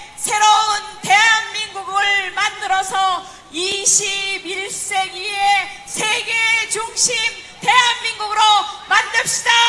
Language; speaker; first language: Korean; native; Korean